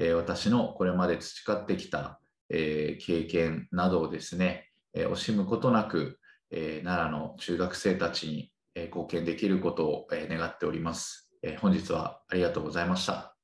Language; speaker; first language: Japanese; native; Japanese